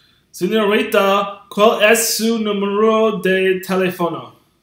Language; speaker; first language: Spanish; non-native, learner; English